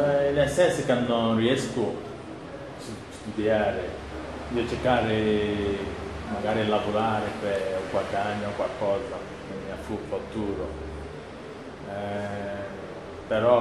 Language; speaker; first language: Italian; non-native, learner; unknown